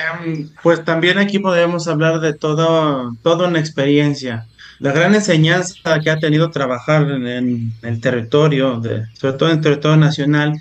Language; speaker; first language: Spanish; native; Spanish